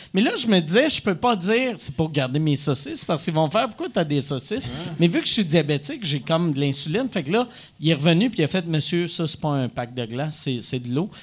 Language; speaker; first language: French; native; French